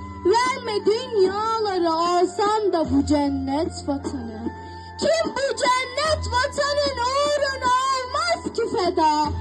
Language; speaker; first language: Turkish; native; Turkish